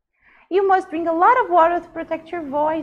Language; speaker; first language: English; non-native, fluent; Portuguese